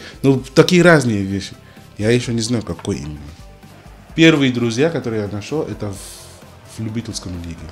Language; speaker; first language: Russian; non-native, learner; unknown